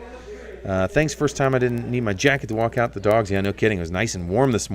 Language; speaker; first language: English; native; English